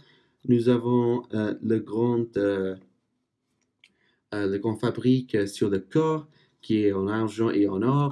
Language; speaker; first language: French; non-native, fluent; English